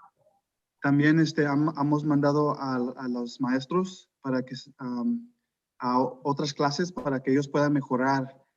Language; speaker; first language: Spanish; early bilingual, heritage; Spanish